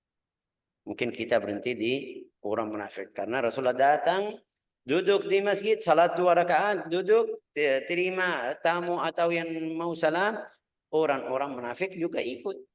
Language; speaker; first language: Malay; non-native, fluent; Arabic